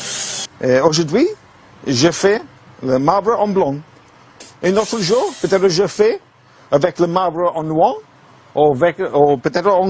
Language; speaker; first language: French; non-native, learner; English